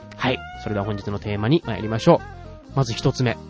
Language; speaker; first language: Japanese; native; Japanese